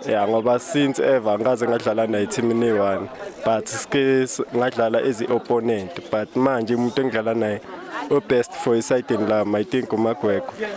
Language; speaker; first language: Zulu; native; Zulu